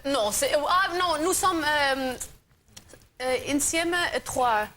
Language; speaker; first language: French; non-native, learner; German